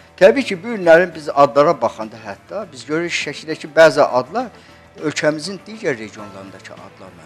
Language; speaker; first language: Azerbaijani; native; Azerbaijani